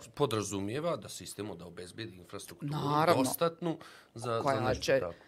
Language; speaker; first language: Bosnian; native; Bosnian